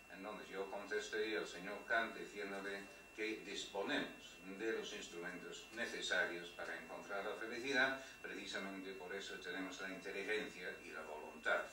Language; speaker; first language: Spanish; non-native, fluent; English